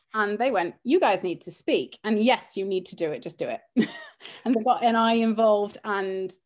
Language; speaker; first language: English; early bilingual, other home language; Greek